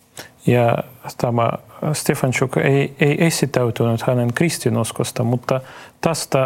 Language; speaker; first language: Finnish; non-native, fluent; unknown